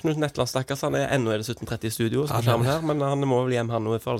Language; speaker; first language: Norwegian; native; Norwegian